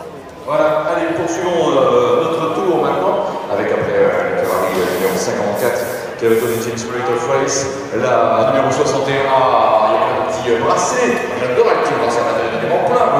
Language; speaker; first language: French; native; French